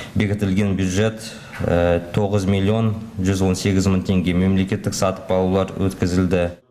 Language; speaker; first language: Kazakh; native; Kazakh